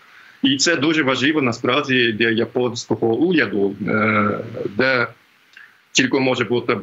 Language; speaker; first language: Ukrainian; non-native, fluent; Japanese